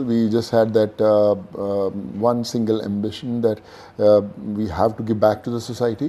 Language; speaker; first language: English; non-native, local second language; Punjabi